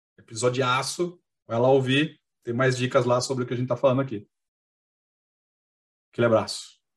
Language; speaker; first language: Portuguese; native; Portuguese